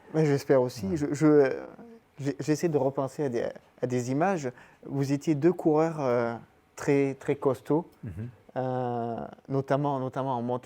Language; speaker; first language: French; native; French